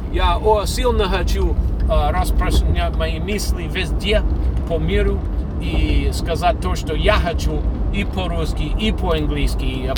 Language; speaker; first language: Russian; non-native, fluent; English